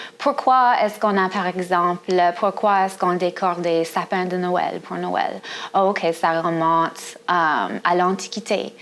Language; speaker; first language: French; non-native, fluent; English